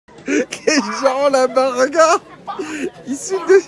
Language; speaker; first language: French; native; French